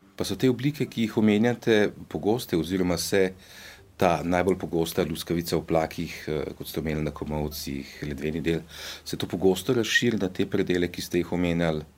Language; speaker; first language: Slovenian; native; Slovenian